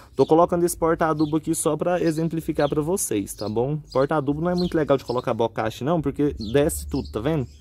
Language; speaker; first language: Portuguese; native; Portuguese